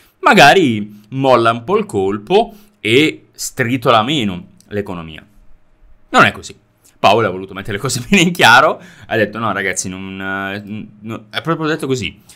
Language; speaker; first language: Italian; native; Italian